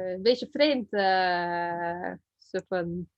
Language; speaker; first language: Dutch; non-native, fluent; Russian